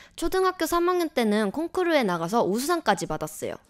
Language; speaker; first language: Korean; native; Korean